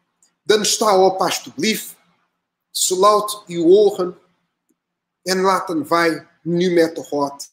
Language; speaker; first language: Dutch; non-native, learner; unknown